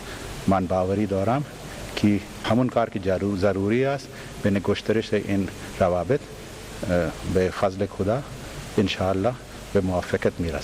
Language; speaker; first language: Persian; non-native, learner; Hindi